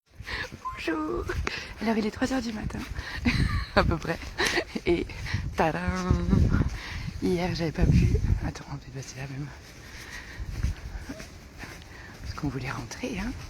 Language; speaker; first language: French; native; French